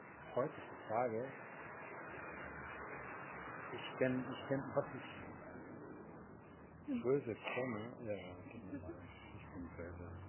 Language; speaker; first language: German; non-native, learner; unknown